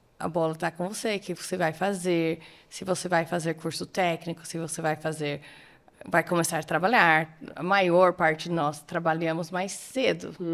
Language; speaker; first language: Portuguese; non-native, fluent; English